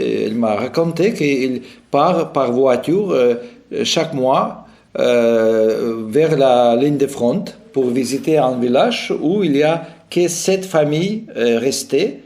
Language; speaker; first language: French; non-native, fluent; Russian